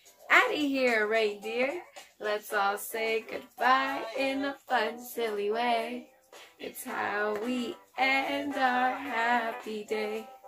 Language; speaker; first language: English; non-native, fluent; Spanish